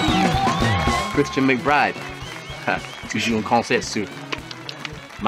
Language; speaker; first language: French; non-native, learner; English